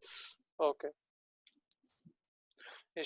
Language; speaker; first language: German; non-native, learner; Telugu